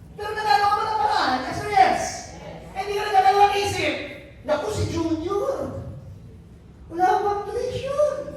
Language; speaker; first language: Filipino; non-native, local second language; Bikol